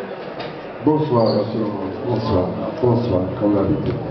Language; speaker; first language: French; non-native, fluent; Portuguese